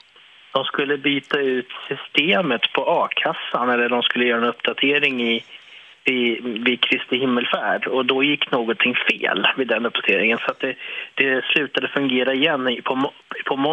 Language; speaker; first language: Swedish; native; Swedish